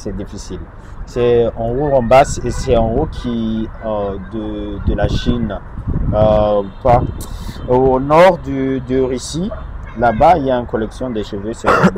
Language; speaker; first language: French; non-native, fluent; Chinese